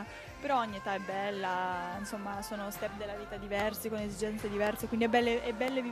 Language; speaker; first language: Italian; native; Italian